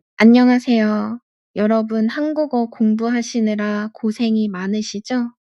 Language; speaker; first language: Korean; non-native, fluent; Arabic